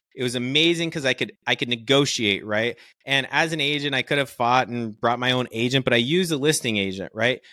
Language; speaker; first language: English; native; English